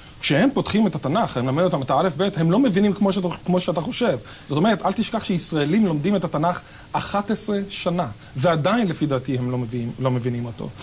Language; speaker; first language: Hebrew; native; Hebrew